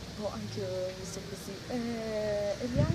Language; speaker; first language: Italian; native; Italian